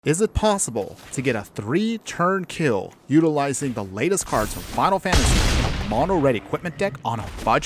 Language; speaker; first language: English; native; English